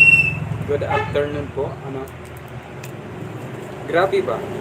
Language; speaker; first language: Filipino; native; Filipino